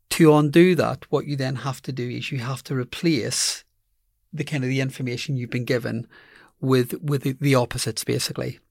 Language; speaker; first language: English; native; English